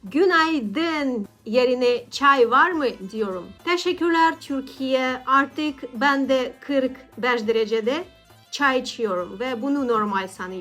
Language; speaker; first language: Turkish; non-native, learner; Russian